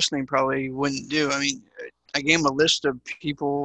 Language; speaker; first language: English; native; English